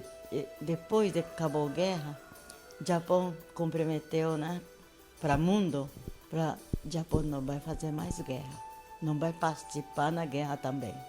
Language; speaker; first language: Portuguese; non-native, learner; Japanese